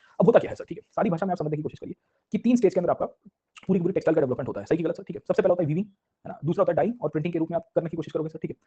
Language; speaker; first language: Hindi; non-native, local second language; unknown